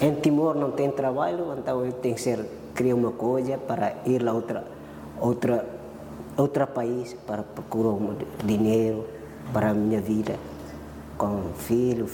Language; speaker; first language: Portuguese; non-native, learner; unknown